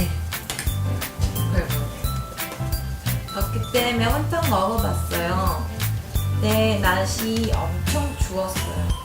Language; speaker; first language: Korean; non-native, learner; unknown